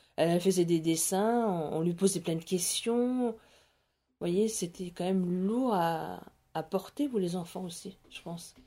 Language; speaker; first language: French; non-native, local second language; Morisyen